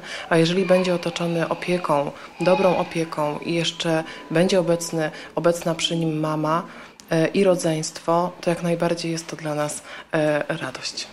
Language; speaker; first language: Polish; native; Polish